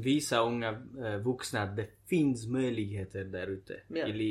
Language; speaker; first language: Swedish; early bilingual, other home language; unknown